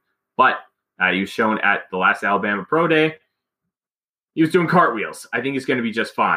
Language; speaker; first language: English; native; English